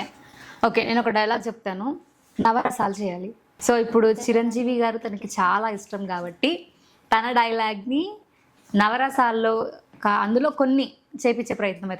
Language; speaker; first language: Telugu; native; Telugu